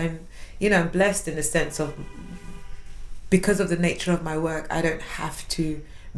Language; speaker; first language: English; native; English